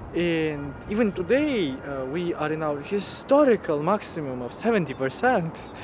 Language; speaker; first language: English; non-native, fluent; Russian